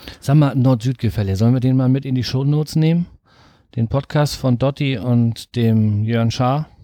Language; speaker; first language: German; native; German